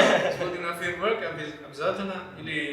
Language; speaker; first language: Russian; non-native, learner; Malay